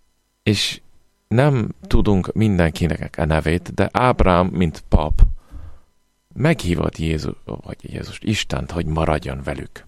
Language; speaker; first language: Hungarian; non-native, fluent; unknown